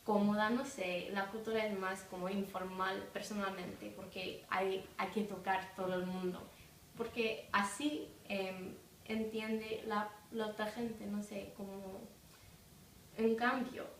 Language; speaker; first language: Spanish; non-native, fluent; English